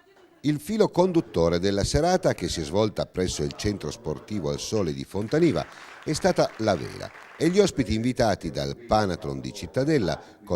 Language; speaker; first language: Italian; native; Italian